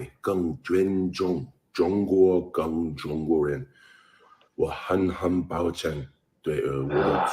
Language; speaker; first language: Chinese; non-native, learner; English